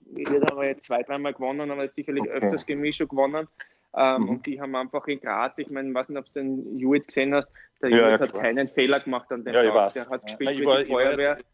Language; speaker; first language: German; native; German